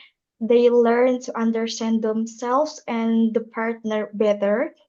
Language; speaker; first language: English; non-native, learner; Indonesian